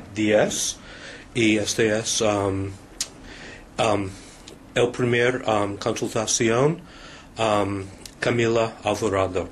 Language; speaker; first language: Spanish; non-native, learner; English